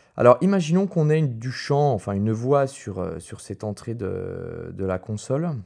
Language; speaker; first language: French; native; French